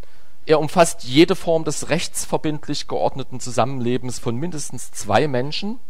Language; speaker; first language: German; native; German